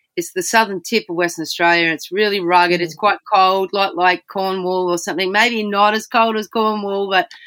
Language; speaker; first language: English; native; English